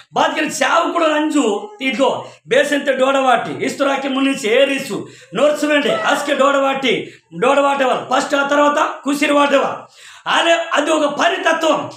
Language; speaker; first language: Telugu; non-native, local second language; Koya